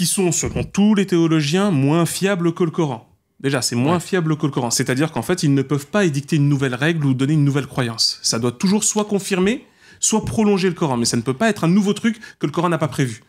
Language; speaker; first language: French; native; French